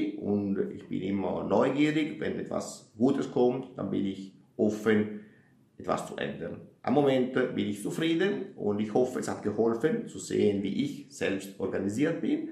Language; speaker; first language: German; non-native, fluent; Italian